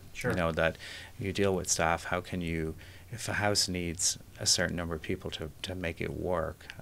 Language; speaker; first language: English; native; English